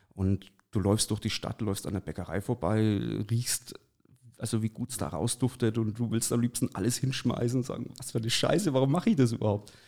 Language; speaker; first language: German; native; German